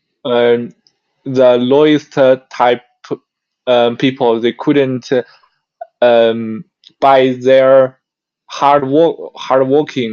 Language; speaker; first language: English; non-native, learner; Chinese